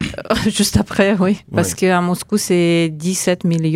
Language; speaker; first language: French; non-native, learner; Russian